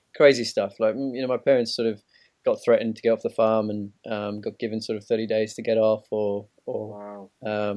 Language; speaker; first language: English; native; English